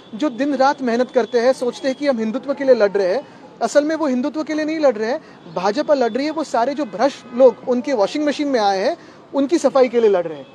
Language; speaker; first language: Hindi; non-native, local second language; Marathi